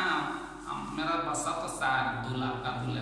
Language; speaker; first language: Hindi; non-native, learner; Bangla